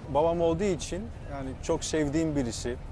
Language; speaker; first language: Turkish; early bilingual, heritage; Turkish